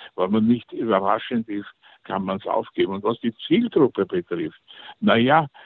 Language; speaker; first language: German; native; German